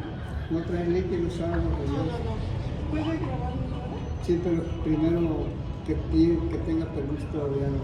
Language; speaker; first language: Spanish; native; Spanish